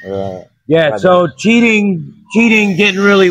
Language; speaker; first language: English; native; English